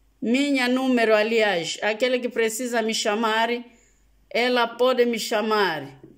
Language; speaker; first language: Portuguese; non-native, local second language; Lingala